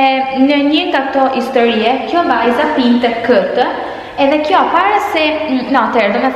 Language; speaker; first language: Albanian; early bilingual, heritage; Albanian